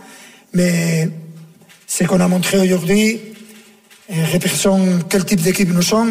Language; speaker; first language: French; non-native, fluent; Spanish